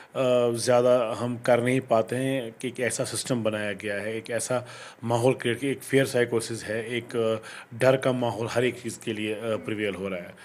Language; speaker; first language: Hindi; non-native, local second language; Kashmiri